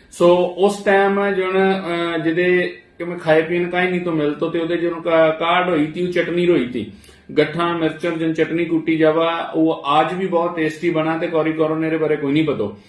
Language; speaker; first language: Punjabi; non-native, local second language; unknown